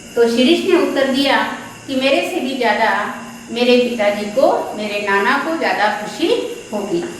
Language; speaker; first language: Hindi; non-native, local second language; Marathi